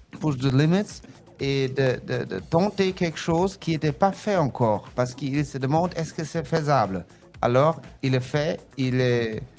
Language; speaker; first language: French; non-native, fluent; German